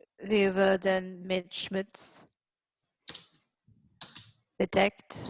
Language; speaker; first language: German; non-native, learner; English